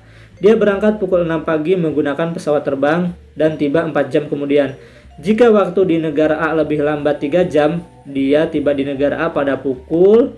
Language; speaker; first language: Indonesian; native; Indonesian